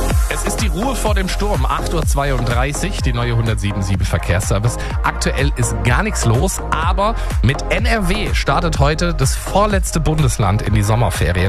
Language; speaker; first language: German; native; German